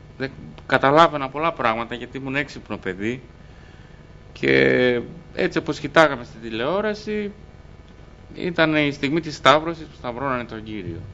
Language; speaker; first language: Greek; early bilingual, other home language; Albanian